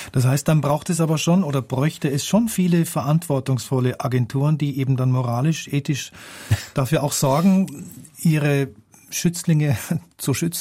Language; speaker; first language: German; native; German